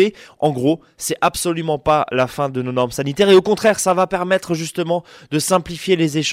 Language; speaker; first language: French; native; French